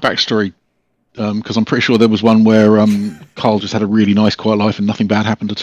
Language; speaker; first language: English; native; English